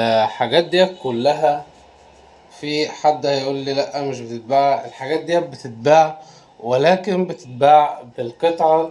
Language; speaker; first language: Arabic; native; Arabic